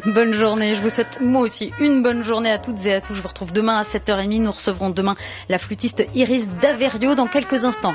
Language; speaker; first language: French; native; French